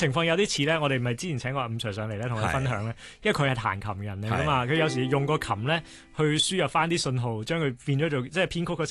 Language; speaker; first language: Cantonese; native; Cantonese